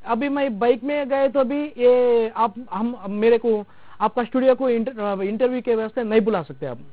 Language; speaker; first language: Hindi; non-native, local second language; Telugu